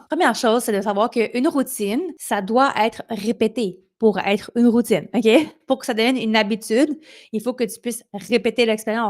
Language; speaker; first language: French; native; French